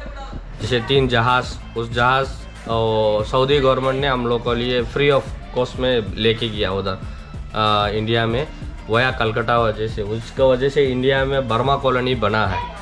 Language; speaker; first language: Hindi; non-native, local second language; Tamil